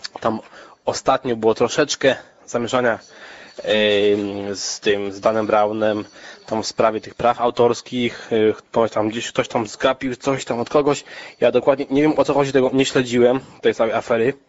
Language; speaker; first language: Polish; native; Polish